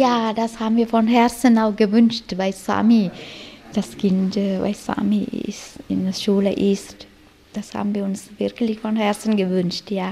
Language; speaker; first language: German; non-native, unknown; Malayalam